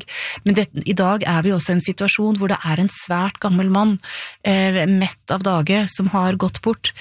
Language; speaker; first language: Norwegian; native; Norwegian